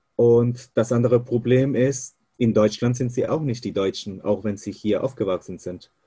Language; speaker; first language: German; non-native, fluent; Spanish